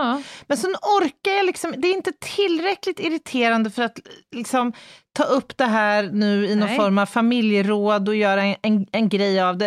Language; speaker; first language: Swedish; native; Swedish